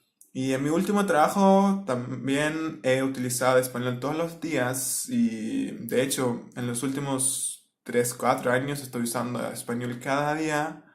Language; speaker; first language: Spanish; non-native, fluent; Turkish